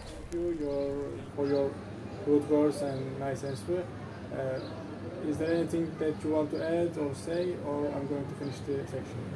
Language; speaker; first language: English; non-native, learner; Turkish